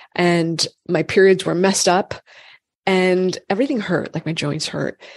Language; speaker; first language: English; native; English